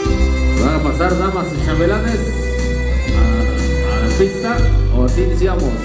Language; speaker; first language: Spanish; native; Spanish